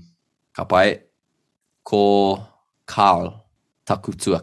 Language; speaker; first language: Māori; non-native, local second language; English